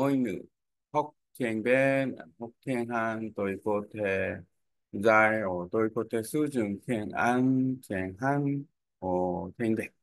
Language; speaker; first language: Vietnamese; non-native, learner; Korean